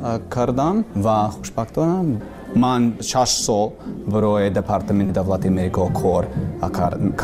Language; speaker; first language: Persian; non-native, learner; English